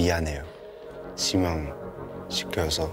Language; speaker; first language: Korean; non-native, fluent; Cantonese